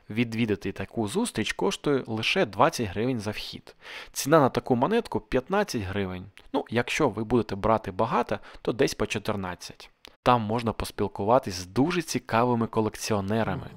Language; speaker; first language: Ukrainian; non-native, local second language; Russian